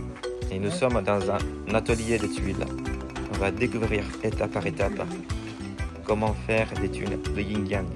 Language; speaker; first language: French; non-native, fluent; Vietnamese